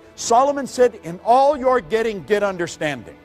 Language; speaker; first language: English; native; English